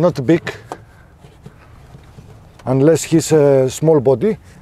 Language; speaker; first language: English; non-native, fluent; Greek